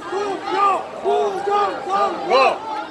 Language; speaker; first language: Korean; native; Korean